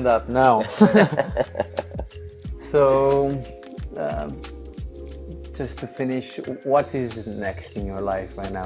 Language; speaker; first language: English; non-native, fluent; Romanian